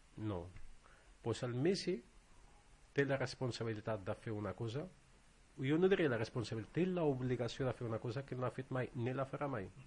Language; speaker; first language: Catalan; non-native, fluent; Arabic